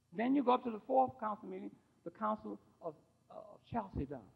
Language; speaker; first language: English; native; English